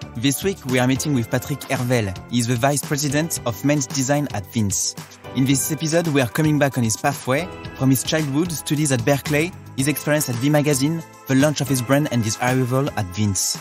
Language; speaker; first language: English; non-native, fluent; French